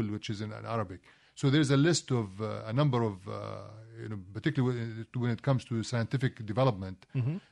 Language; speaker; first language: English; non-native, fluent; Arabic